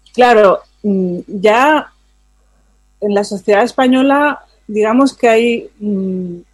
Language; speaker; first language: Spanish; native; Spanish